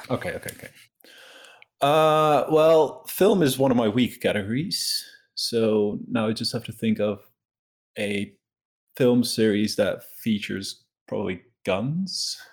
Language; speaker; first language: English; non-native, fluent; Dutch